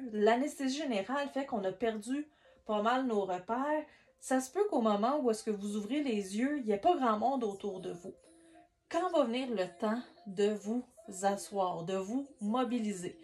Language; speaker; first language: French; native; French